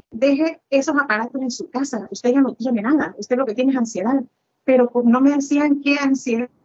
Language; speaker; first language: Spanish; native; Spanish